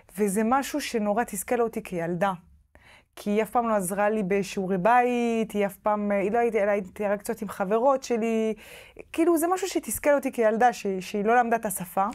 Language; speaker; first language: Hebrew; non-native, fluent; French